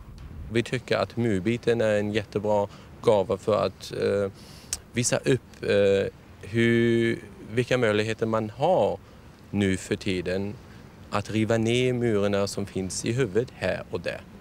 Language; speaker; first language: Swedish; non-native, fluent; German